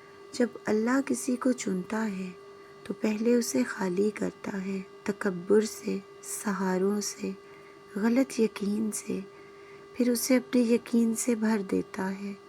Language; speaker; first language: Urdu; native; Urdu